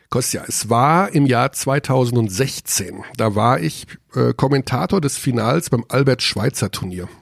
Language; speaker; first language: German; native; German